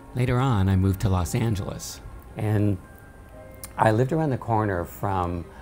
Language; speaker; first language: English; native; English